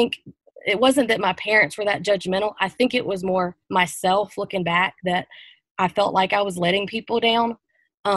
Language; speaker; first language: English; native; English